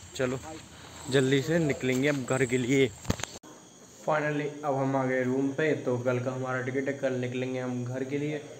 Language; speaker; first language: Hindi; native; Hindi